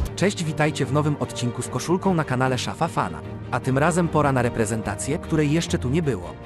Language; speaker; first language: Polish; native; Polish